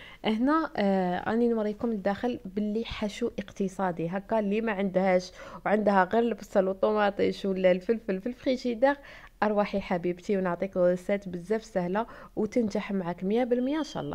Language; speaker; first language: Arabic; native; Arabic